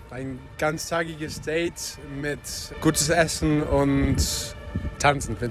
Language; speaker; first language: German; non-native, fluent; Spanish